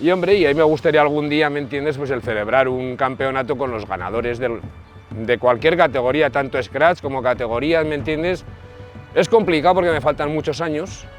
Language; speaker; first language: Spanish; native; Spanish